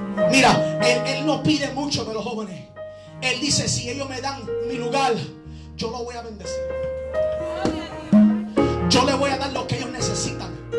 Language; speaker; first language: Spanish; early bilingual, heritage; Spanish